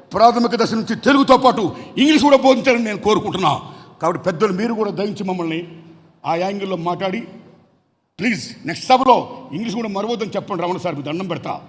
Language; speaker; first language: Telugu; native; Telugu